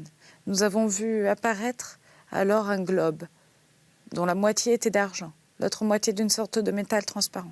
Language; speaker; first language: French; native; French